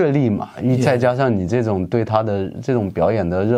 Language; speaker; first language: Chinese; native; Chinese